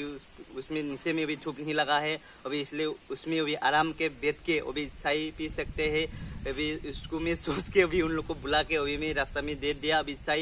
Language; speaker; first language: Hindi; non-native, local second language; Assamese